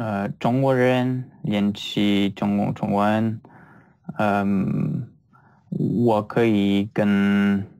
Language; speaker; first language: Chinese; non-native, learner; French